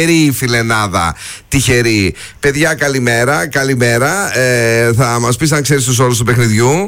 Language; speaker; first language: Greek; native; Greek